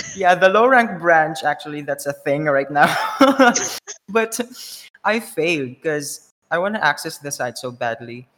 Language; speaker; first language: English; non-native, local second language; Filipino